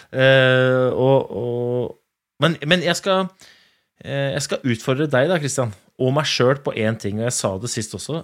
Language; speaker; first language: Norwegian; native; Norwegian